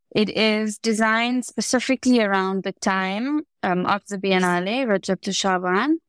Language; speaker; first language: English; native; English